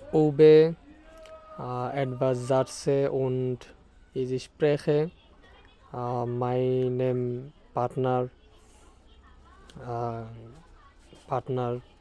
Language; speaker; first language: German; non-native, learner; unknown